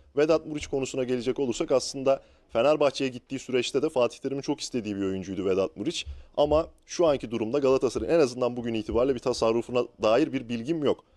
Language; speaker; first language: Turkish; native; Turkish